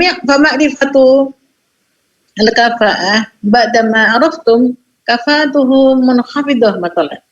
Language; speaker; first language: Arabic; non-native, fluent; Indonesian